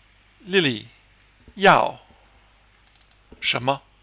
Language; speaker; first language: Chinese; non-native, fluent; English